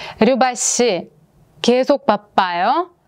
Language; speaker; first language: Korean; non-native, fluent; Russian